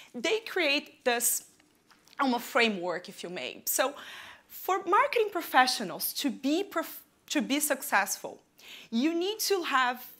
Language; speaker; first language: English; non-native, fluent; Portuguese